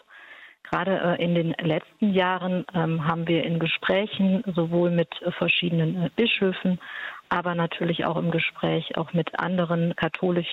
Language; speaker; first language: German; native; German